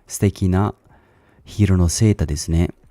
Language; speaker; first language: Japanese; non-native, learner; English